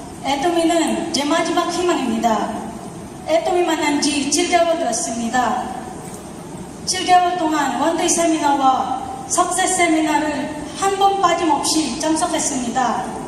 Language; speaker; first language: Korean; non-native, learner; Filipino